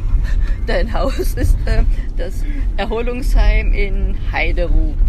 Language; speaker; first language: German; native; German